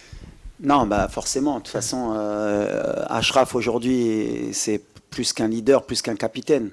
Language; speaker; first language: French; native; French